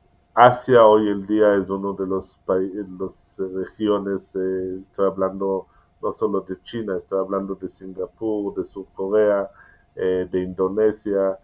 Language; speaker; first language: Spanish; non-native, learner; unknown